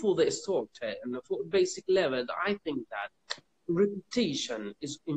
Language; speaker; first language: English; non-native, fluent; Persian